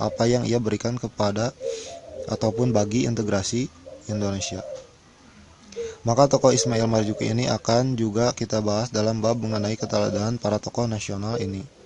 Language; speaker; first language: Indonesian; native; Indonesian